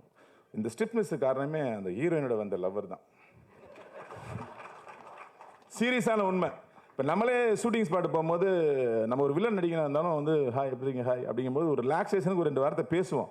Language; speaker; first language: Tamil; native; Tamil